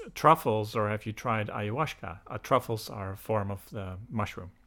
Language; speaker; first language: English; non-native, fluent; Dutch